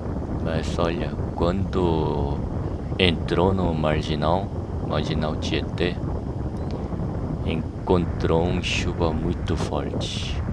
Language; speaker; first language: Portuguese; non-native, fluent; Korean